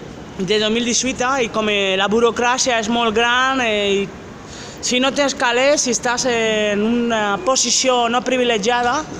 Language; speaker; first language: Catalan; non-native, local second language; Spanish